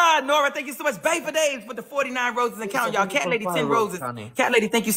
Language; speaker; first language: English; native; English